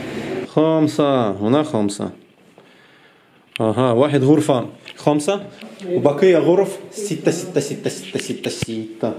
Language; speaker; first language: Arabic; non-native, local second language; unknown